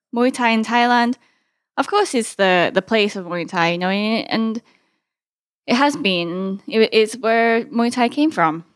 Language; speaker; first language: English; native; English